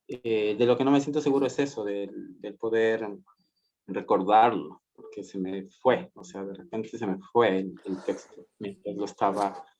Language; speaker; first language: Spanish; native; Spanish